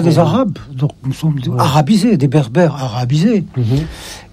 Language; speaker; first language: French; non-native, local second language; Arabic